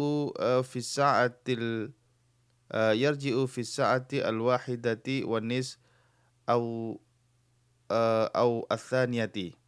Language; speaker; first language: Arabic; non-native, fluent; Indonesian